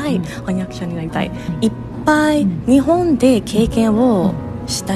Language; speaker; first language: Japanese; non-native, learner; English